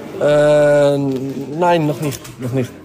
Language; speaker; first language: German; non-native, learner; French